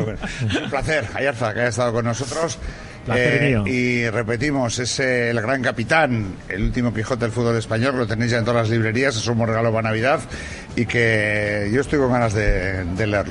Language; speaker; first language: Spanish; native; Spanish